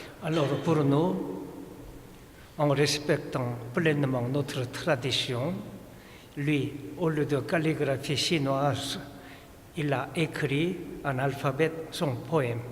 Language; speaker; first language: French; non-native, fluent; Korean